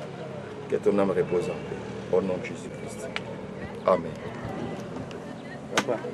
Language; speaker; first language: French; non-native, local second language; Lingala